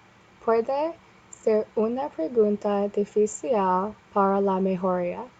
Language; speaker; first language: Spanish; non-native, learner; English